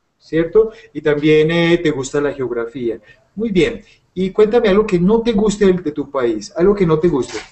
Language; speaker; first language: Spanish; native; Spanish